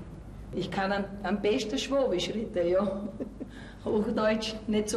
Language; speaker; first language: German; early bilingual, heritage; German